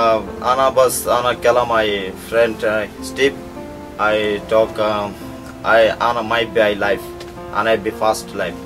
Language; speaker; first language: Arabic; non-native, learner; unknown